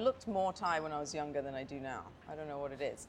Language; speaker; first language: English; native; English